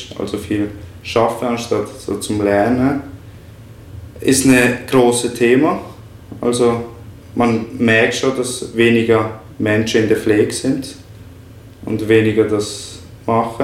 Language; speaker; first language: German; non-native, fluent; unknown